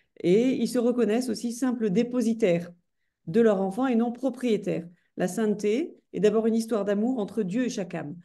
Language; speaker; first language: French; native; French